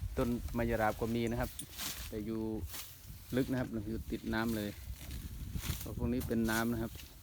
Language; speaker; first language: Thai; non-native, local second language; Northern Khmer